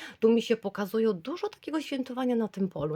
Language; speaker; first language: Polish; native; Polish